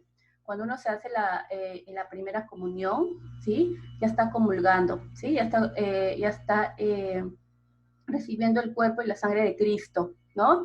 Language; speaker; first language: Spanish; native; Spanish